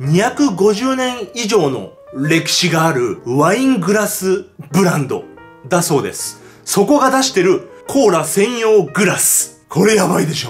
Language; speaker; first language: Japanese; native; Japanese